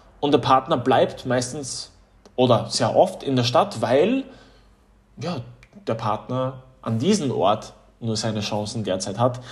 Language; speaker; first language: German; early bilingual, other home language; Polish